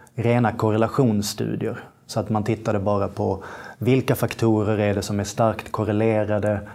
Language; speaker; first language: Swedish; native; Swedish